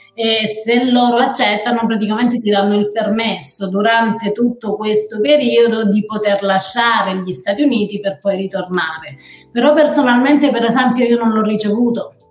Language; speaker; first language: Italian; native; Italian